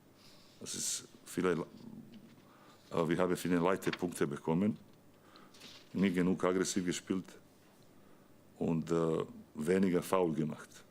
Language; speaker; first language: German; non-native, learner; Bosnian